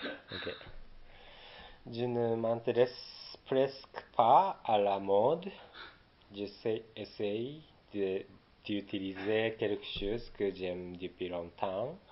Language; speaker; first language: French; non-native, learner; Japanese